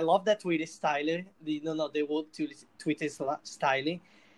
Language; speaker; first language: English; non-native, fluent; Portuguese